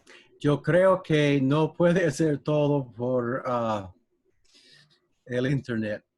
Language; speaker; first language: Spanish; non-native, fluent; English